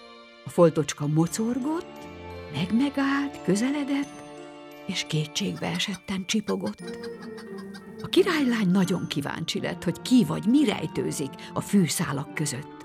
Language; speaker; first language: Hungarian; native; Hungarian